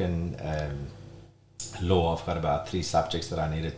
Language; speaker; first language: English; non-native, local second language; Afrikaans